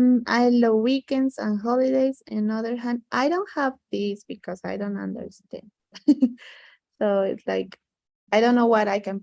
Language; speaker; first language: English; non-native, learner; Spanish